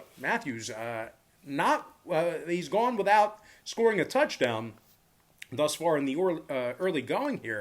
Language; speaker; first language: English; native; English